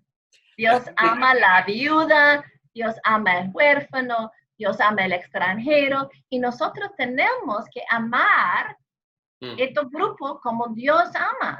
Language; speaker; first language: Spanish; non-native, fluent; English